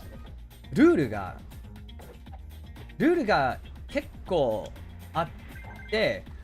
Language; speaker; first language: Japanese; non-native, learner; English